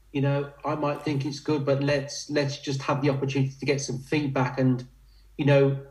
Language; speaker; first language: English; native; English